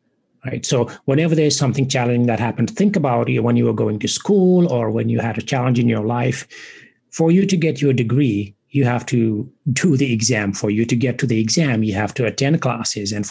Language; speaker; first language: English; non-native, fluent; Wolof